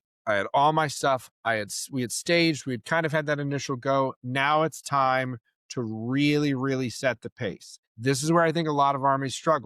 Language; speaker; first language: English; native; English